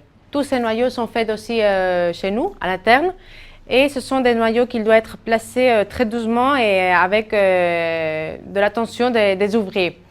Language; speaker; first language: French; non-native, fluent; Spanish